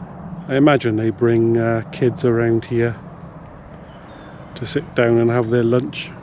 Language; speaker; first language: English; native; English